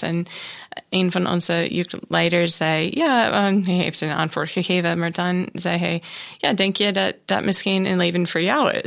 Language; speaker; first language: Dutch; non-native, learner; English